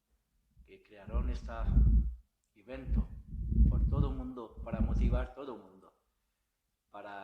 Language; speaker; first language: Spanish; non-native, learner; Bangla